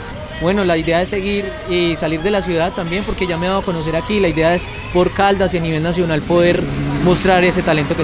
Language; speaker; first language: Spanish; native; Spanish